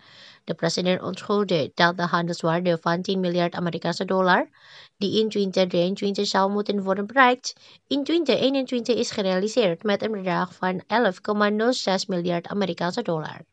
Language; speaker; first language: Dutch; non-native, fluent; Indonesian